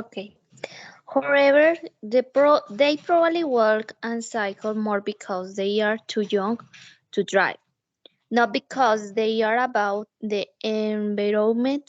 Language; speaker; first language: English; non-native, learner; Spanish